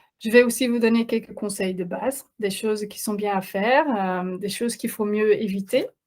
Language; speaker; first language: French; non-native, fluent; Dutch